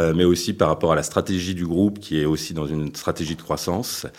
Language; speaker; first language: French; native; French